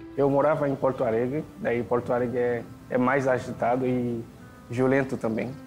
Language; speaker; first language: Portuguese; non-native, fluent; Haitian Creole